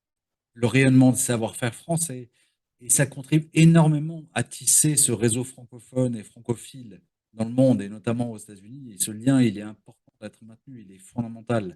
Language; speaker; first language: French; native; French